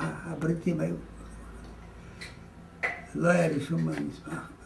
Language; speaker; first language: Hebrew; non-native, fluent; German